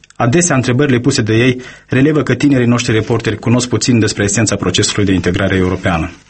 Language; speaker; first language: Romanian; native; Romanian